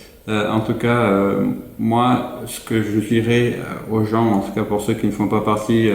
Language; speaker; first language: French; native; French